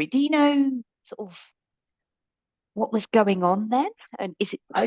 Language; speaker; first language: English; native; English